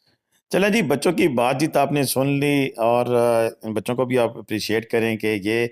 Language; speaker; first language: Hindi; non-native, local second language; Punjabi